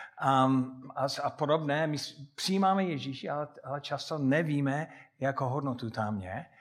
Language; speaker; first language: Czech; non-native, fluent; English